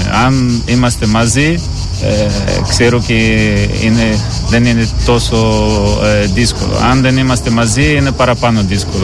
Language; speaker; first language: Greek; non-native, learner; Portuguese